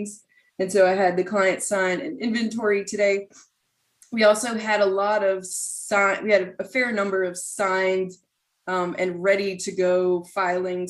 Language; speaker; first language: English; native; English